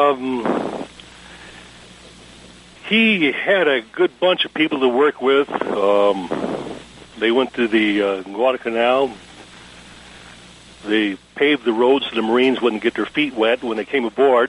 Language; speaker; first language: English; native; English